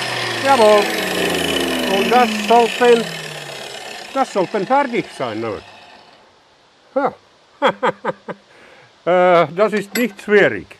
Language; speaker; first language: German; non-native, learner; Finnish